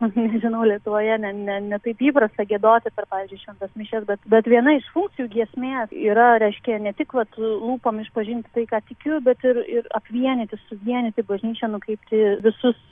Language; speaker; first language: Lithuanian; native; Lithuanian